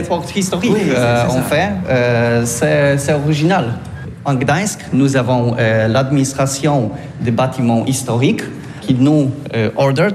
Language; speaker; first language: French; non-native, learner; Polish